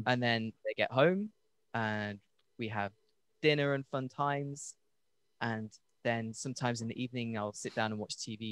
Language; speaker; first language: English; native; English